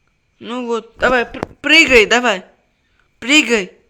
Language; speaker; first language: Russian; non-native, local second language; Uzbek